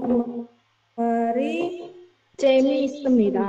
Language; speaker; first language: Korean; non-native, learner; Indonesian